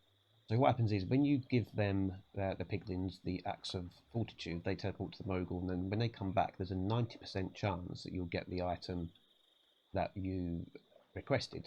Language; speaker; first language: English; native; English